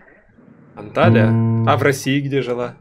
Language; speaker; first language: Russian; native; Russian